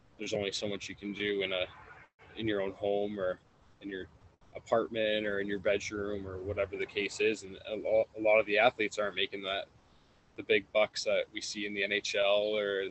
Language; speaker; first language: English; native; English